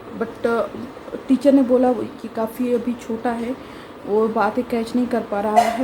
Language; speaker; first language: Hindi; native; Hindi